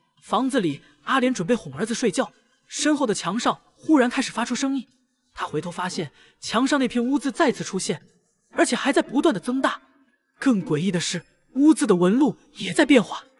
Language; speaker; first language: Chinese; native; Chinese